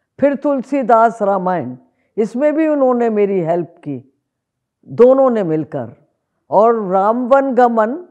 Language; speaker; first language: Hindi; native; Hindi